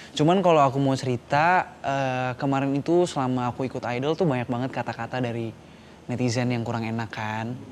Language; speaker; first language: Indonesian; native; Indonesian